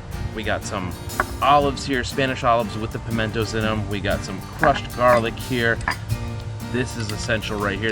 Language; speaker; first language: English; native; English